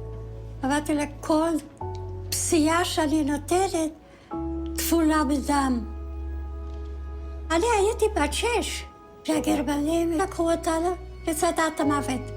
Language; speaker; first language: Hebrew; non-native, fluent; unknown